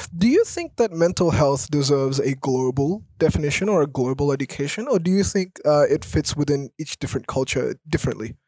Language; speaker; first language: English; early bilingual, other home language; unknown